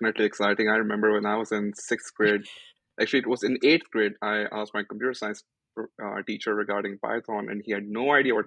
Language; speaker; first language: English; non-native, local second language; Urdu